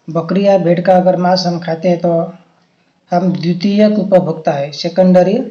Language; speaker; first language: Hindi; non-native, local second language; Marathi